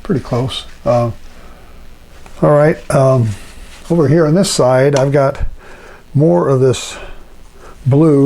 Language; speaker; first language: English; native; English